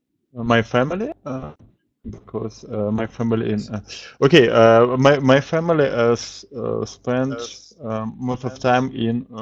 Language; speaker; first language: English; non-native, learner; Russian